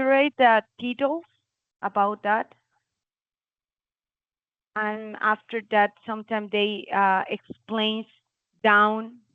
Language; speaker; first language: English; non-native, learner; Spanish